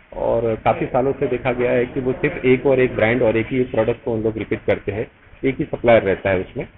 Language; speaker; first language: Hindi; native; Hindi